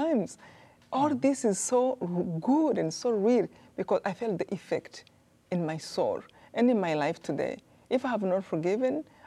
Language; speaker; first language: English; non-native, local second language; Kinyarwanda